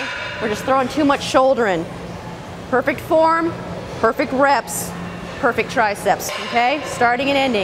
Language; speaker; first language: English; native; English